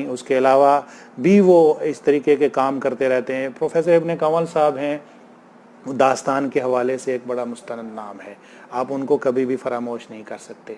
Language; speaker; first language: Urdu; native; Urdu